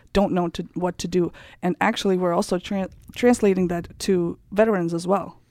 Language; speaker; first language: English; non-native, fluent; Kazakh